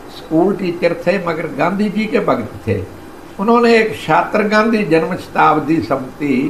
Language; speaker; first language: Hindi; non-native, local second language; Punjabi